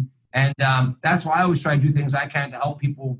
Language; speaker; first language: English; native; English